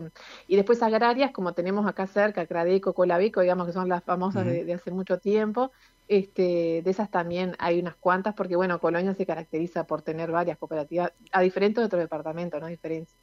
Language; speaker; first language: Spanish; native; Spanish